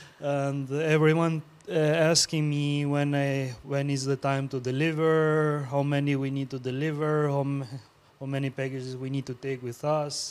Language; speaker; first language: English; non-native, learner; Albanian